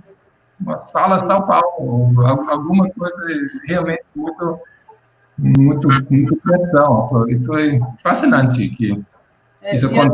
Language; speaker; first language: Portuguese; non-native, fluent; English